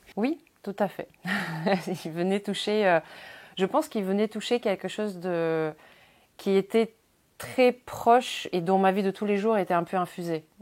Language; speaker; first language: French; non-native, fluent; Ukrainian